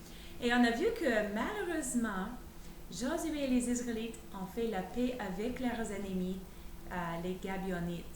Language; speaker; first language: French; native; French